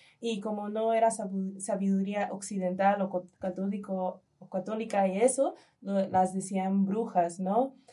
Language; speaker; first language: Spanish; early bilingual, heritage; Spanish